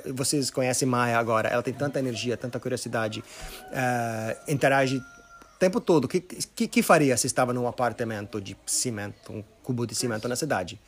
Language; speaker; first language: Portuguese; early bilingual, other home language; Arabic